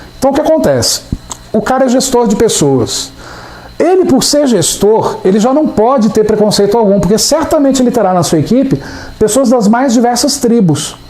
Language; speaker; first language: Portuguese; native; Portuguese